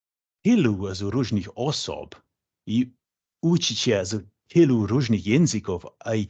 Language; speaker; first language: Polish; non-native, fluent; English